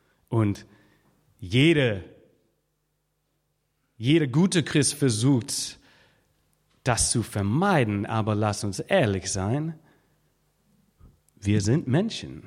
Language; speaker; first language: German; non-native, fluent; English